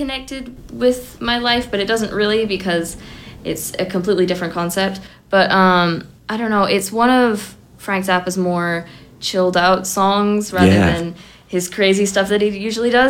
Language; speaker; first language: English; native; English